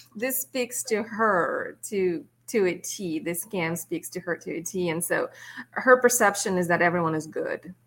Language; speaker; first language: English; non-native, fluent; Russian